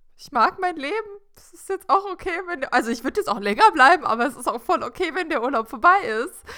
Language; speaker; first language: German; native; German